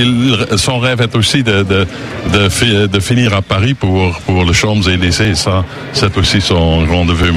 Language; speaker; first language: French; non-native, learner; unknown